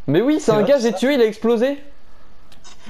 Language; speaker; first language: French; native; French